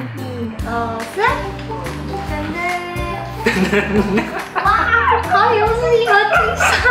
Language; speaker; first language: Chinese; native; Chinese